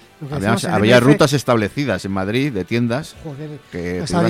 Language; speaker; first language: Spanish; native; Spanish